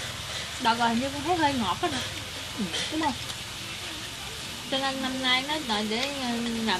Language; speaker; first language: Vietnamese; native; Vietnamese